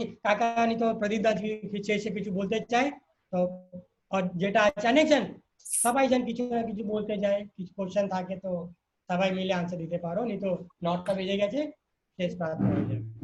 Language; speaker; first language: Bangla; non-native, learner; Hindi